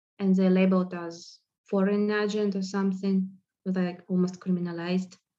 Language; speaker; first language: English; non-native, fluent; Russian